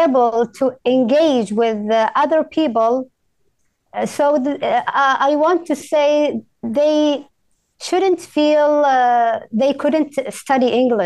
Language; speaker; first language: English; non-native, fluent; Arabic